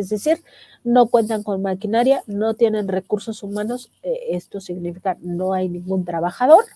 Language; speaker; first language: Spanish; native; Spanish